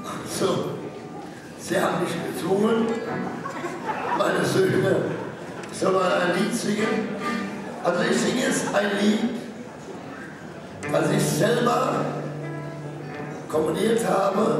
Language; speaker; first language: German; non-native, local second language; Romany